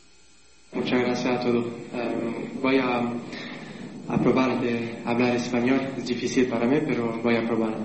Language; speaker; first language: Spanish; non-native, learner; French